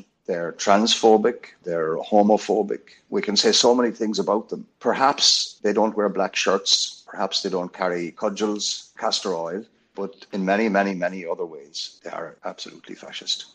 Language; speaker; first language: English; native; English